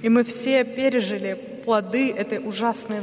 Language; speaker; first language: Russian; native; Russian